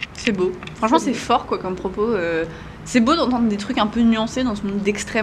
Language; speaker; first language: French; native; French